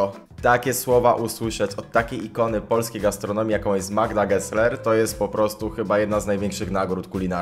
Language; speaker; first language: Polish; native; Polish